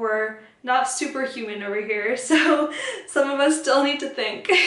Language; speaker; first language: English; native; English